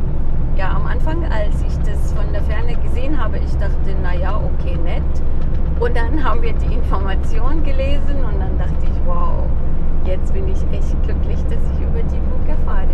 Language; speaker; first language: German; non-native, fluent; Arabic